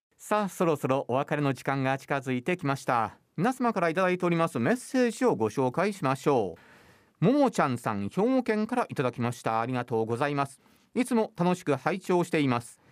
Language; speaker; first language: Japanese; native; Japanese